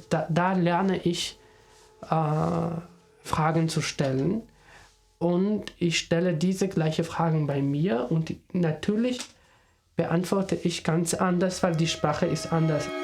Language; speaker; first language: German; non-native, fluent; Armenian